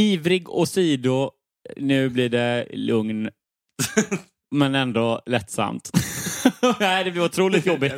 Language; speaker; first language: Swedish; native; Swedish